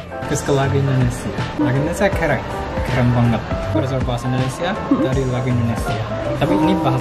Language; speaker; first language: Indonesian; non-native, fluent; Japanese